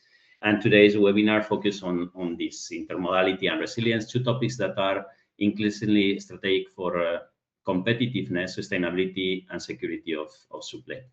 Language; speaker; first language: English; non-native, fluent; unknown